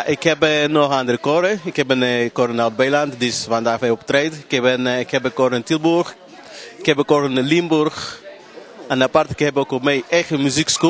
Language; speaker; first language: Dutch; non-native, learner; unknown